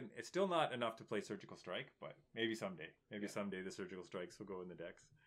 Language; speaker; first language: English; native; English